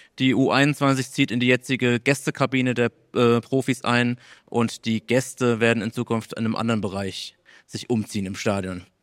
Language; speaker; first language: German; native; German